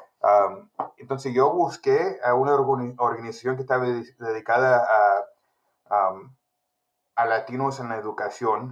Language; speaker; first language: Spanish; early bilingual, heritage; Spanish